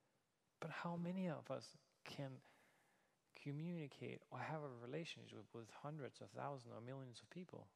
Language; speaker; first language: English; non-native, fluent; Danish